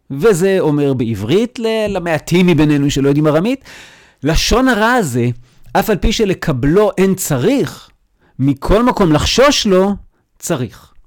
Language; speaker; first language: Hebrew; native; Hebrew